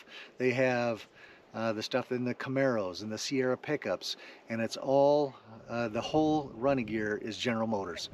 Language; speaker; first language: English; native; English